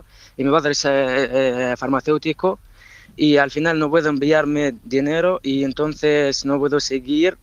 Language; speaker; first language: Spanish; non-native, learner; Arabic